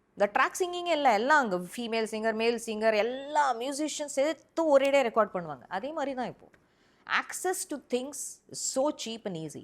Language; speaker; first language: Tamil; early bilingual, heritage; Tamil